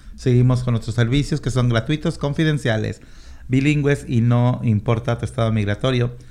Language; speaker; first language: Spanish; native; Spanish